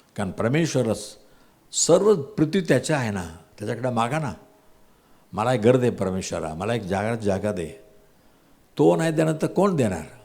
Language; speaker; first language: Marathi; non-native, local second language; Tamil